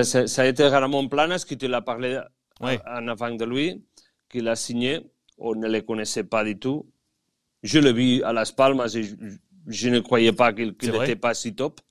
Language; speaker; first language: French; non-native, fluent; Spanish